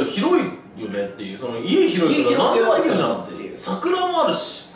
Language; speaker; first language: Japanese; native; Japanese